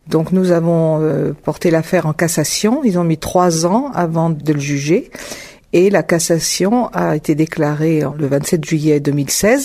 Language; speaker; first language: French; native; French